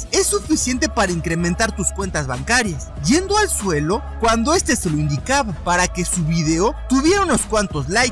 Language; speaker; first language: Spanish; native; Spanish